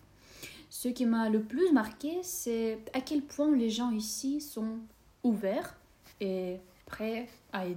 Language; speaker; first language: French; non-native, fluent; Russian